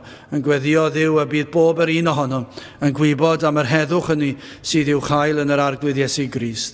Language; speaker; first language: Welsh; native; Welsh